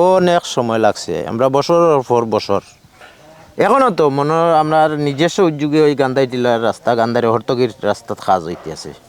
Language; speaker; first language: Bangla; native; Bangla